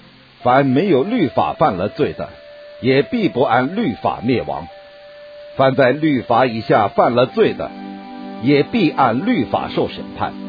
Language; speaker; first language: Chinese; native; Chinese